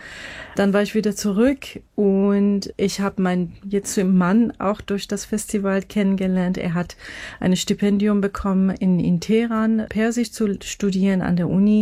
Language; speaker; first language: German; non-native, fluent; Persian